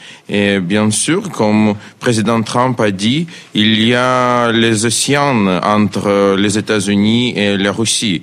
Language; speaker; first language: French; non-native, learner; Ukrainian